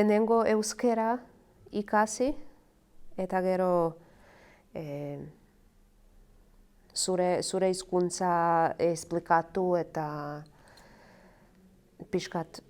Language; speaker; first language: Basque; non-native, learner; Croatian